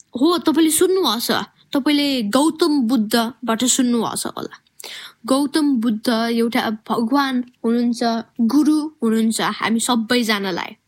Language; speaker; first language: Nepali; early bilingual, heritage; Nepali